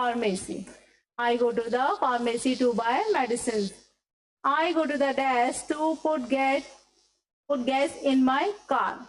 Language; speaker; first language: English; non-native, local second language; Hindi